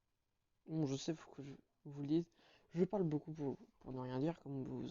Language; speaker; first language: French; native; French